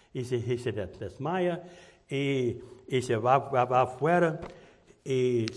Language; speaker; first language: Spanish; non-native, fluent; English